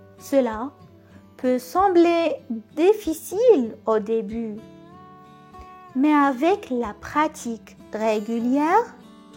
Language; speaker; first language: French; non-native, local second language; Arabic